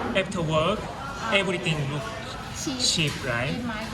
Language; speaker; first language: English; non-native, learner; Korean